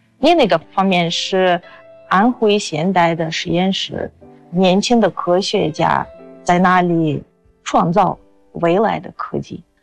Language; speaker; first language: Chinese; non-native, fluent; Russian